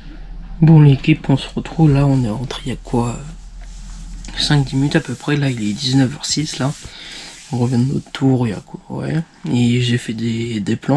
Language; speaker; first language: French; native; French